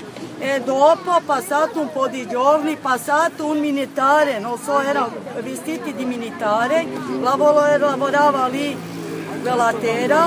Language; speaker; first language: Italian; non-native, learner; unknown